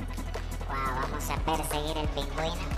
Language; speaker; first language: Spanish; native; Spanish